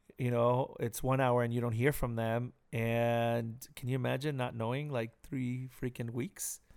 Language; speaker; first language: English; early bilingual, other home language; Spanish